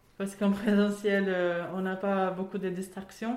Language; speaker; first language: French; non-native, learner; Portuguese